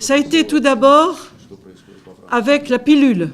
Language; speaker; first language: French; native; French